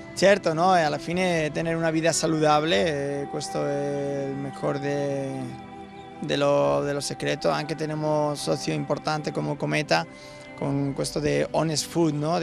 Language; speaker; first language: Italian; non-native, learner; Spanish